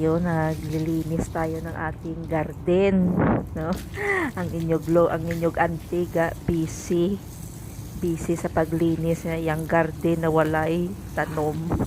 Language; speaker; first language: Filipino; non-native, local second language; Cebuano